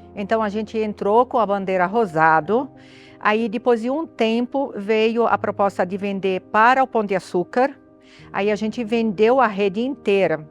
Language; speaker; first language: Portuguese; non-native, fluent; Arabic